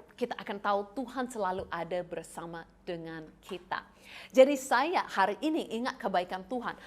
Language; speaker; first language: Indonesian; non-native, fluent; English